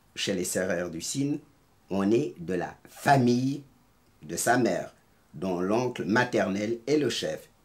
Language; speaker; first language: French; non-native, local second language; Serer